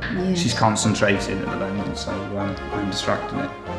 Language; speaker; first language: English; native; English